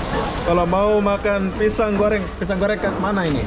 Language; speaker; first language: Malay; native; Malay